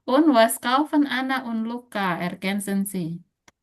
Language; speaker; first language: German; non-native, fluent; Indonesian